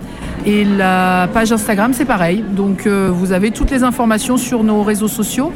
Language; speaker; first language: French; native; French